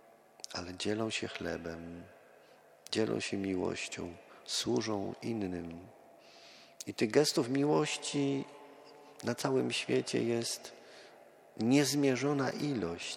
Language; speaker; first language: Polish; native; Polish